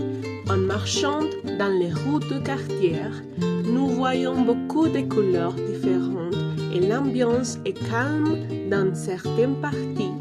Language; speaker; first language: French; non-native, learner; Spanish